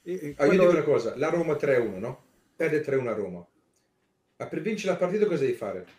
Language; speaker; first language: Italian; early bilingual, heritage; Italian